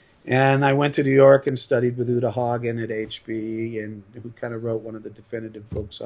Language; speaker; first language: English; native; English